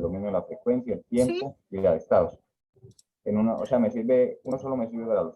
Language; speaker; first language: Spanish; native; Spanish